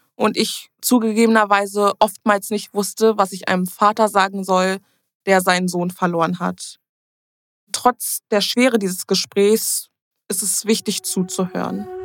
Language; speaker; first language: German; early bilingual, other home language; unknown